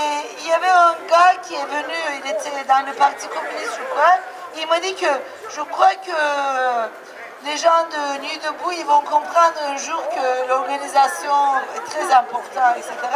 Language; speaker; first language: French; non-native, fluent; Turkish